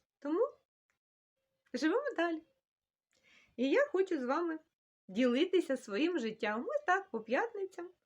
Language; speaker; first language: Ukrainian; non-native, local second language; Russian